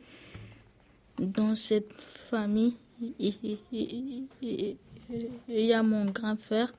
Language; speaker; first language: French; non-native, learner; Soninke